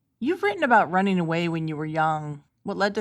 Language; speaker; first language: English; native; English